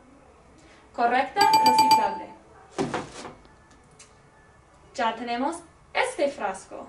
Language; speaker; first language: Spanish; non-native, learner; English